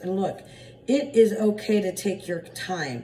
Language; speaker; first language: English; native; English